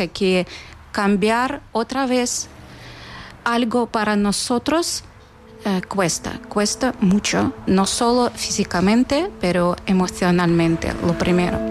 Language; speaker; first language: Spanish; non-native, fluent; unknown